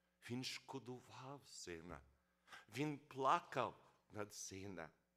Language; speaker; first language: Ukrainian; early bilingual, heritage; Ukrainian